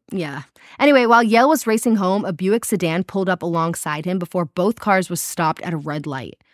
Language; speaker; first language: English; native; English